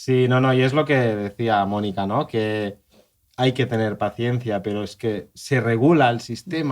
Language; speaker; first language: Spanish; native; Spanish